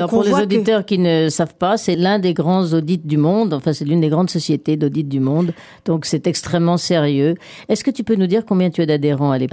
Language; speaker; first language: French; native; French